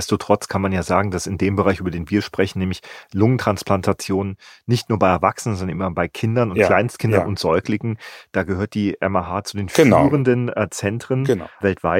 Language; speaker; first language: German; native; German